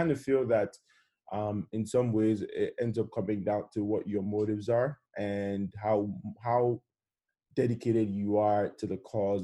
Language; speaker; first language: English; non-native, local second language; Yoruba